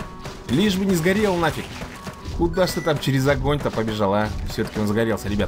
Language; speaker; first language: Russian; native; Russian